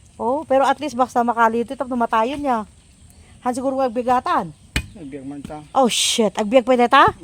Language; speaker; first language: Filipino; non-native, local second language; Pangasinan